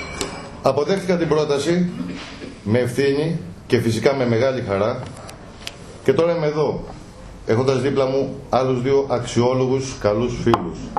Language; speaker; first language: Greek; native; Greek